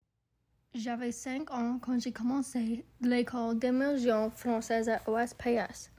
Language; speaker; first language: French; non-native, local second language; English